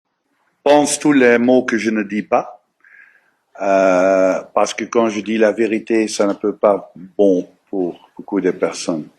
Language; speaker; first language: French; non-native, learner; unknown